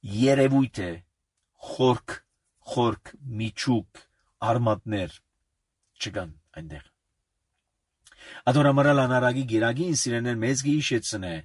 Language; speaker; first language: Armenian; early bilingual, heritage; Armenian